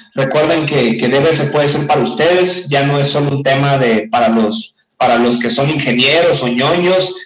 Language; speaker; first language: Spanish; native; Spanish